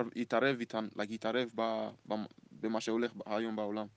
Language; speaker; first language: Hebrew; early bilingual, heritage; Hebrew